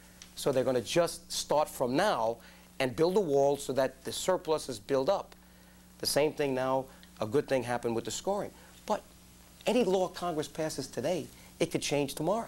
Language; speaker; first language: English; native; English